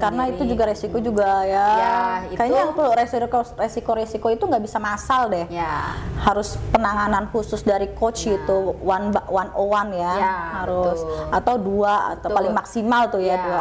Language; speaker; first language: Indonesian; native; Indonesian